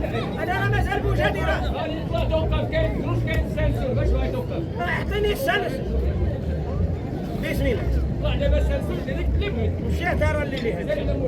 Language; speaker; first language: Arabic; native; Arabic